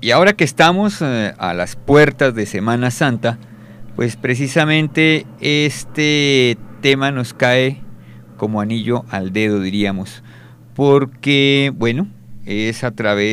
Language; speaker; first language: Spanish; native; Spanish